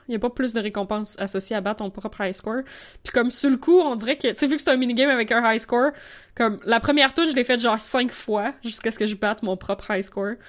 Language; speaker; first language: French; native; French